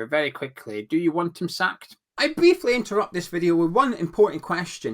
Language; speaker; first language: English; native; English